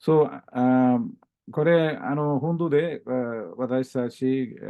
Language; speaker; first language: Japanese; non-native, learner; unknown